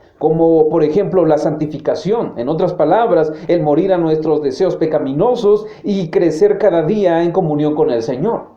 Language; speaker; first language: Spanish; native; Spanish